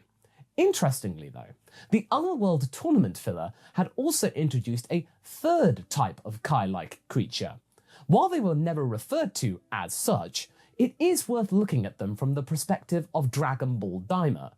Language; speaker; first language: English; native; English